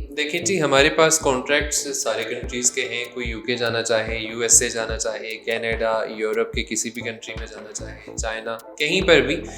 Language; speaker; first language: Urdu; non-native, local second language; Pahari-Potwari